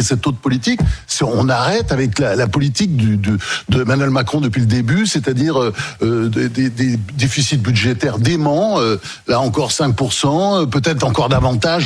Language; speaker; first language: French; native; French